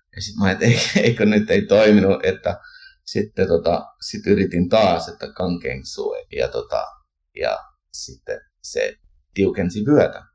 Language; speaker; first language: Finnish; early bilingual, heritage; Finnish